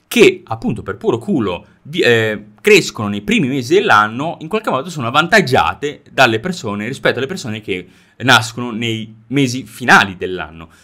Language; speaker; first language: Italian; native; Italian